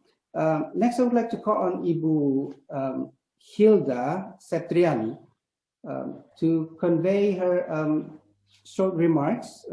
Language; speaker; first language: English; non-native, fluent; Indonesian